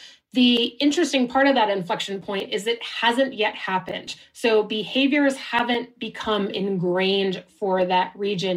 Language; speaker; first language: English; native; English